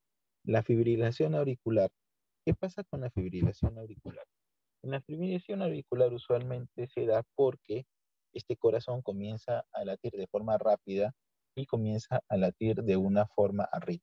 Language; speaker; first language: Spanish; native; Spanish